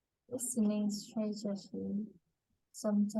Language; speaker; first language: English; non-native, learner; Vietnamese